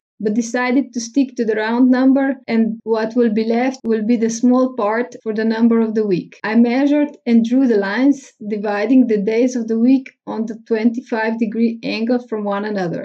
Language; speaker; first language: English; non-native, fluent; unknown